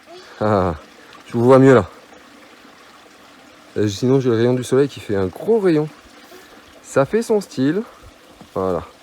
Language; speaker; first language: French; native; French